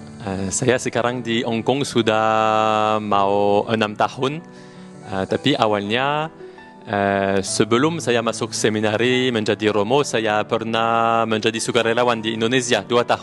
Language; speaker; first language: Indonesian; non-native, learner; French